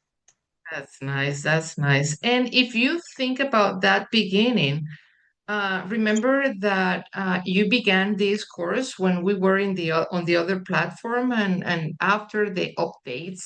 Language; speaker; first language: English; non-native, fluent; Spanish